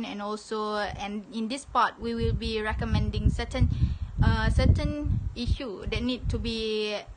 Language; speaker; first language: English; non-native, local second language; Malay